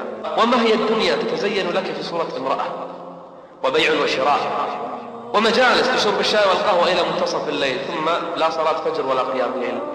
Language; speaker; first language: Arabic; native; Arabic